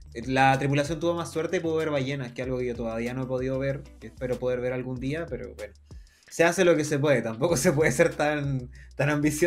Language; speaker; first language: Spanish; native; Spanish